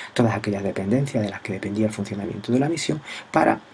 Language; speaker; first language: Spanish; native; Spanish